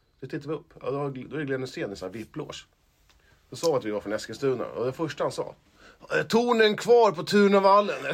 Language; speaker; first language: Swedish; native; Swedish